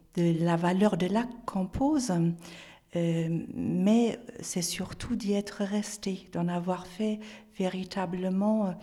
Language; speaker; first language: French; non-native, fluent; German